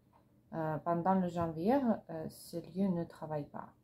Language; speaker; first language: French; non-native, learner; Russian